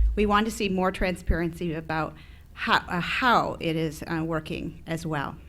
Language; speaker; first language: English; early bilingual, other home language; Spanish